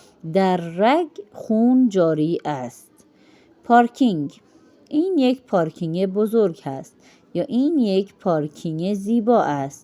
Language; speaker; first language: Persian; non-native, fluent; Urdu